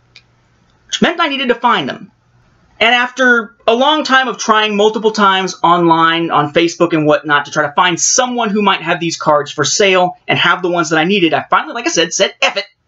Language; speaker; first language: English; native; English